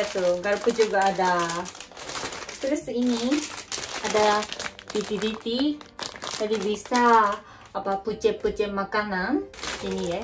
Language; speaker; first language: Indonesian; native; Indonesian